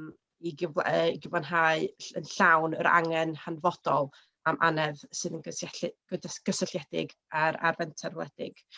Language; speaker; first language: Welsh; native; Welsh